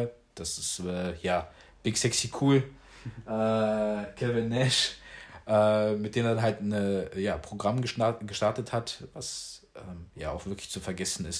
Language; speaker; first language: German; native; German